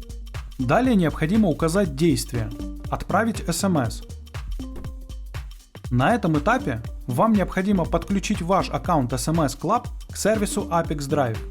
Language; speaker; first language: Russian; native; Russian